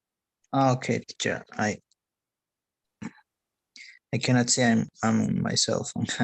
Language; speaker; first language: English; non-native, learner; Spanish